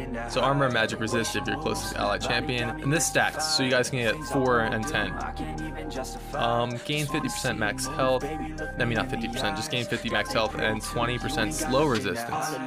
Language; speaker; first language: English; native; English